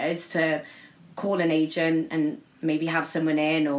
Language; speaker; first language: English; native; English